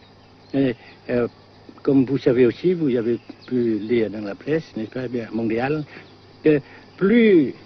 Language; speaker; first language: French; non-native, local second language; Vietnamese